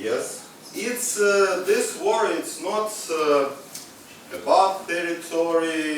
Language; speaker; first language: English; non-native, learner; Ukrainian